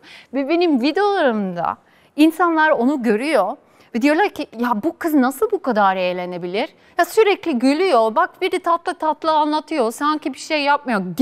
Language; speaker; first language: Turkish; non-native, fluent; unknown